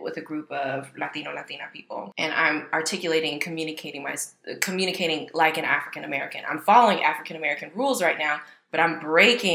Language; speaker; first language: English; native; English